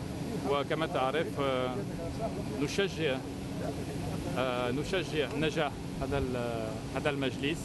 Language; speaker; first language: Arabic; non-native, fluent; French